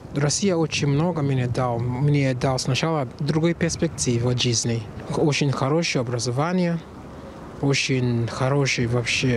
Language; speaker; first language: Russian; non-native, fluent; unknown